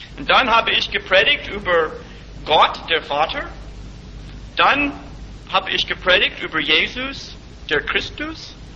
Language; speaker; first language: German; non-native, fluent; English